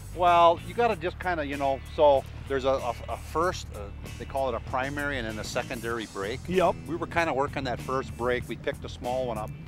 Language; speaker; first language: English; native; English